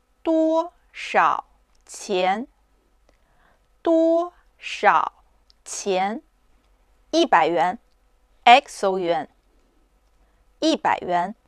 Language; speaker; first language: Chinese; non-native, fluent; Urdu